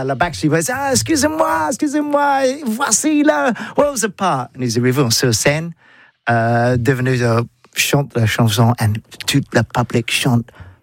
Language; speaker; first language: French; non-native, learner; English